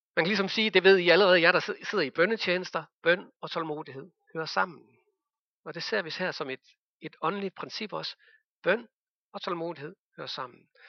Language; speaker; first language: Danish; native; Danish